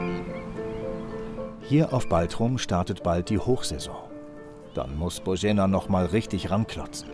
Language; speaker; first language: German; native; German